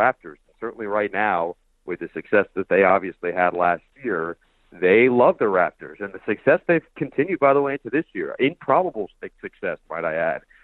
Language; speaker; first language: English; native; English